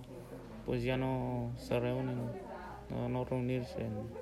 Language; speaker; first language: Spanish; native; Spanish